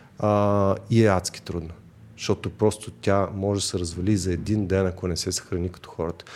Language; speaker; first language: Bulgarian; native; Bulgarian